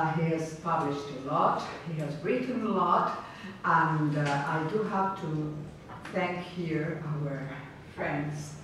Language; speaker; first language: English; non-native, fluent; Spanish